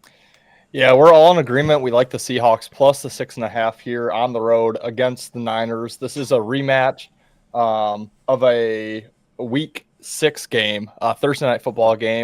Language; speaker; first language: English; native; English